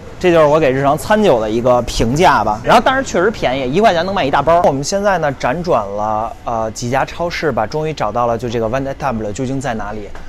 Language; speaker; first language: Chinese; native; Chinese